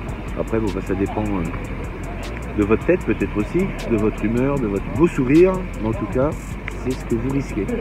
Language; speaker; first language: French; native; French